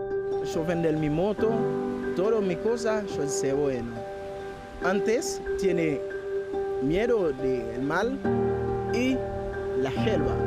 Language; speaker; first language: Spanish; non-native, learner; Haitian Creole